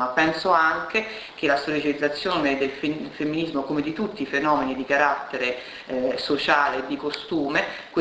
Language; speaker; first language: Italian; native; Italian